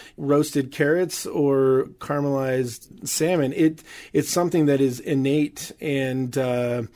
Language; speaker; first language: English; native; English